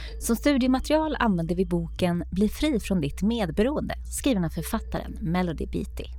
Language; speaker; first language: Swedish; native; Swedish